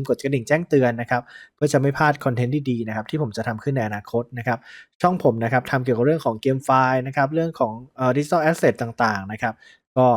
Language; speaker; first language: Thai; native; Thai